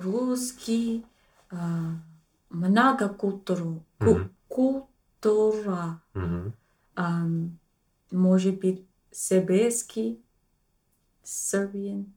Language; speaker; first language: Russian; non-native, learner; English